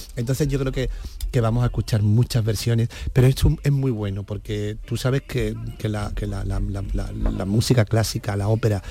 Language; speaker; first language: Spanish; native; Spanish